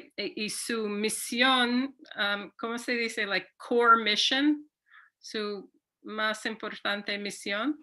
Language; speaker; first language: Spanish; non-native, fluent; English